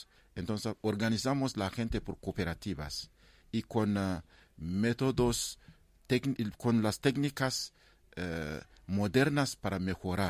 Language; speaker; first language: Spanish; non-native, fluent; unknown